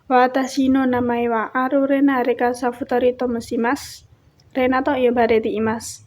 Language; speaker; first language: Japanese; non-native, learner; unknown